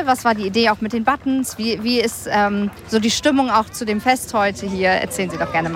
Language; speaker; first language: German; native; German